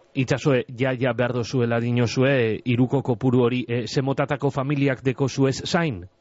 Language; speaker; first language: Basque; native; Basque